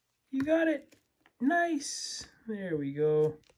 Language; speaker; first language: English; native; English